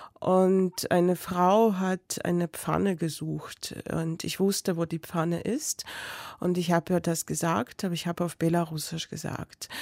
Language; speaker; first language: German; non-native, fluent; Belarusian